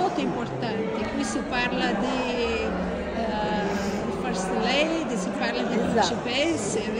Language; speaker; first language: Italian; non-native, fluent; Portuguese